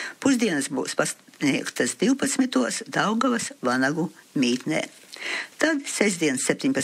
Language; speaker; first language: Latvian; early bilingual, heritage; Latvian